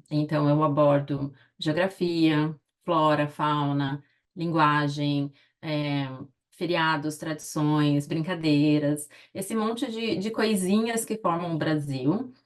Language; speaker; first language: Portuguese; native; Portuguese